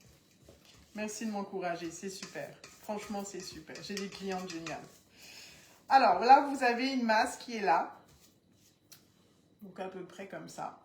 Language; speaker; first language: French; native; French